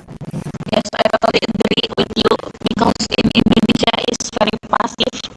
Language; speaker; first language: English; non-native, learner; Indonesian